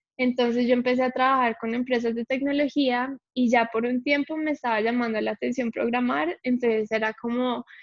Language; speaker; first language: Spanish; early bilingual, heritage; English